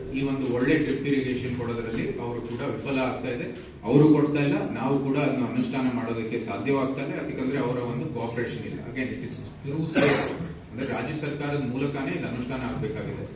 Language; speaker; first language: Kannada; native; Kannada